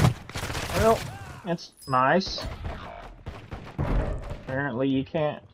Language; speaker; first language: English; native; English